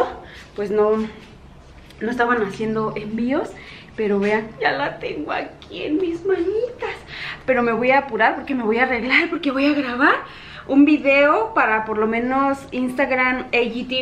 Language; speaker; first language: Spanish; native; Spanish